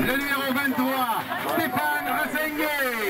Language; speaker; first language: French; native; French